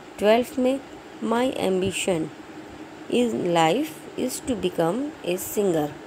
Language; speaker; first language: Hindi; native; Hindi